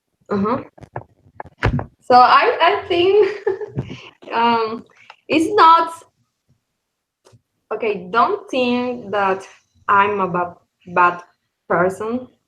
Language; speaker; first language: English; non-native, learner; Spanish